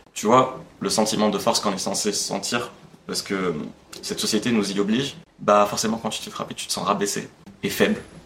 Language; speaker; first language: French; non-native, local second language; Arabic